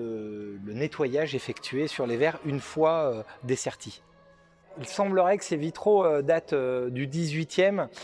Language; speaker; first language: French; native; French